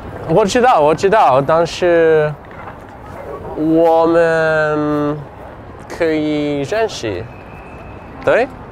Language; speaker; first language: Chinese; non-native, learner; English